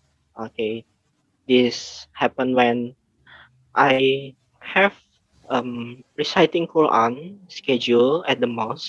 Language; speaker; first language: English; non-native, learner; Indonesian